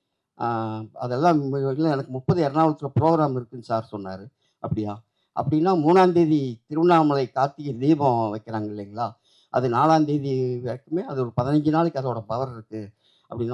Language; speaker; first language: Tamil; native; Tamil